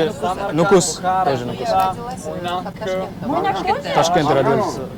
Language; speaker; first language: Russian; non-native, learner; English